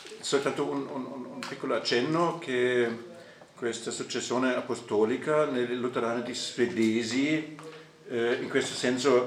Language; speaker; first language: Italian; non-native, fluent; German